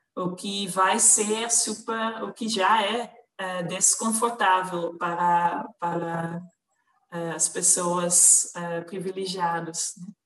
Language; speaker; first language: Portuguese; non-native, fluent; Dutch